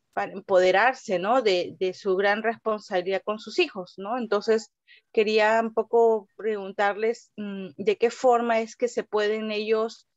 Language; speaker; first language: Spanish; native; Spanish